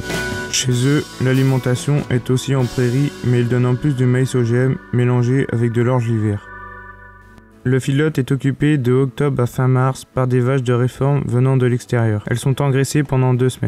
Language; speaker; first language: French; native; French